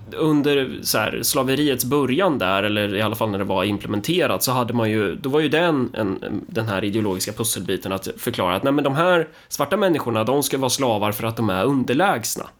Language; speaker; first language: Swedish; native; Swedish